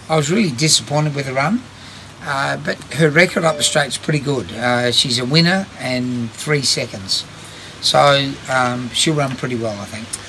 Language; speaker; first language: English; native; English